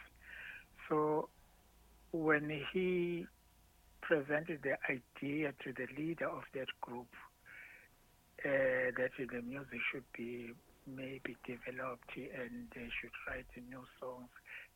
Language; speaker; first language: English; non-native, local second language; Zulu